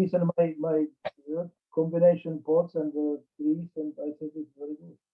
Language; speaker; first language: English; non-native, learner; Czech